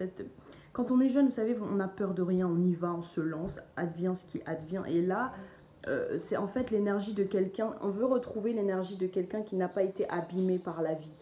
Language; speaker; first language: French; native; French